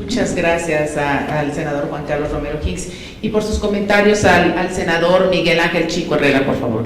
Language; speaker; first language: Spanish; native; Spanish